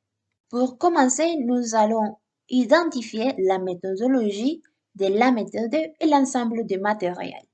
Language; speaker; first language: French; non-native, learner; Spanish